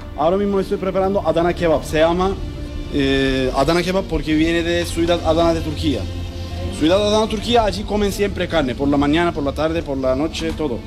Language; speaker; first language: Spanish; non-native, learner; Turkish